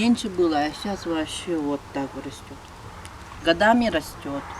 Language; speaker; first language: Russian; non-native, local second language; Yakut